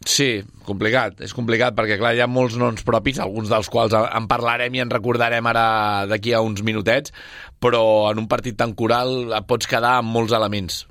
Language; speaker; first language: Catalan; native; Catalan